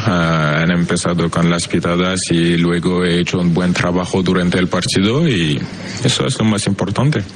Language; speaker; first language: Spanish; non-native, fluent; French